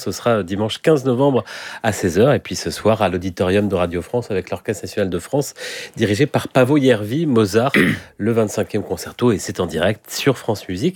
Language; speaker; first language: French; native; French